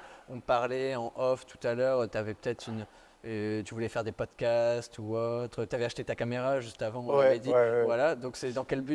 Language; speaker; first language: French; native; French